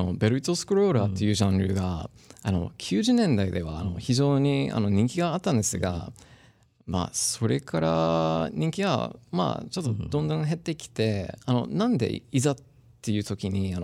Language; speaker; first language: Japanese; non-native, fluent; English